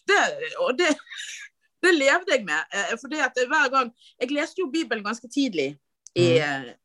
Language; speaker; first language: Norwegian; native; Norwegian